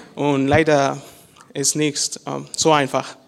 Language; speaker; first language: German; non-native, learner; Spanish